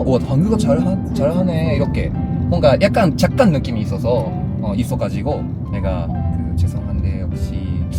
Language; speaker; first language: Korean; non-native, learner; Japanese